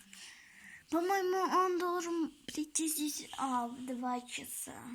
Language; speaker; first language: Russian; non-native, local second language; Kazakh